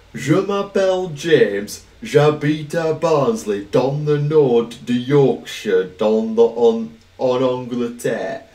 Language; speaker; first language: French; non-native, learner; English